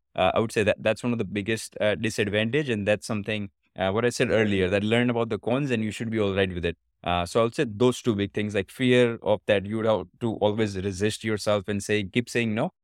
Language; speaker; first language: English; non-native, local second language; Gujarati